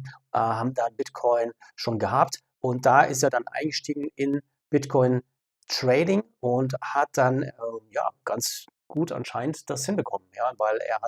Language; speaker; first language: German; native; German